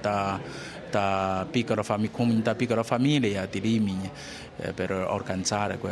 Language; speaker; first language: Italian; non-native, learner; Chinese